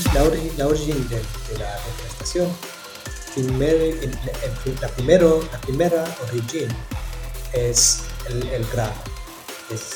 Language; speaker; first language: Spanish; non-native, learner; French